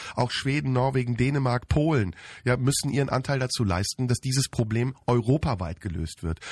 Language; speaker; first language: German; early bilingual, other home language; Turkish